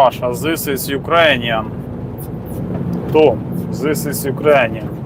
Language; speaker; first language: English; non-native, learner; Ukrainian